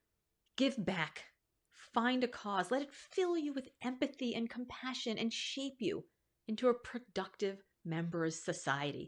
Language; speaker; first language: English; native; English